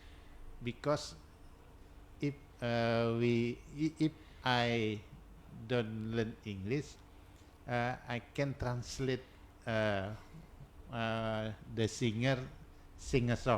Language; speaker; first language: English; non-native, learner; Indonesian